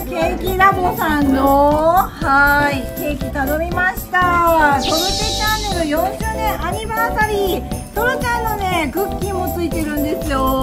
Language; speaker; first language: Japanese; native; Japanese